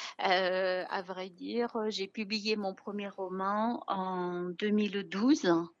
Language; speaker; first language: French; non-native, fluent; Chinese